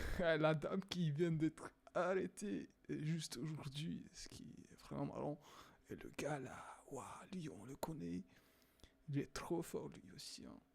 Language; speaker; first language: French; non-native, fluent; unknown